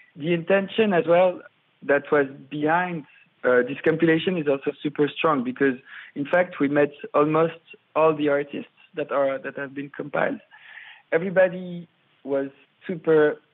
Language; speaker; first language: English; non-native, fluent; French